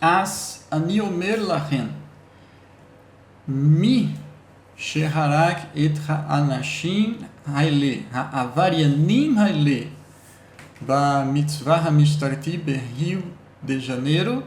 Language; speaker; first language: Hebrew; non-native, learner; Portuguese